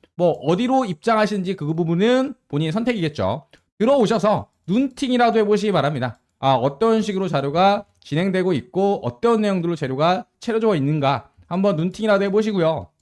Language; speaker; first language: Korean; native; Korean